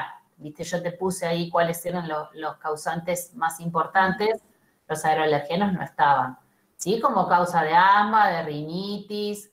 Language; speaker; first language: Spanish; native; Spanish